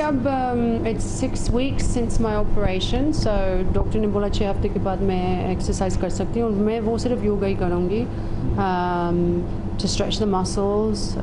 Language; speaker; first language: Hindi; non-native, fluent; English